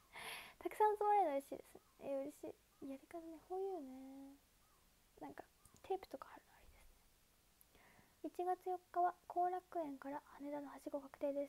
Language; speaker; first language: Japanese; native; Japanese